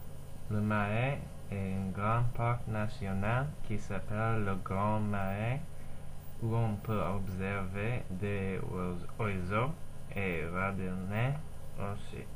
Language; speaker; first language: French; non-native, learner; English